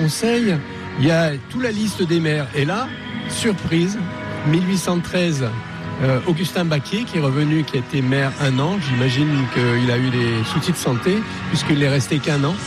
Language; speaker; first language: French; native; French